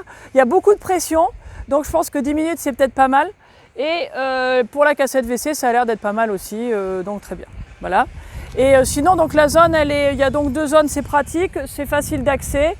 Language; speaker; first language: French; native; French